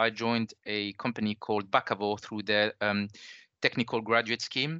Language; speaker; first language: English; non-native, fluent; French